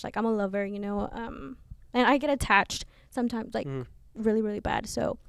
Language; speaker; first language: English; early bilingual, other home language; Spanish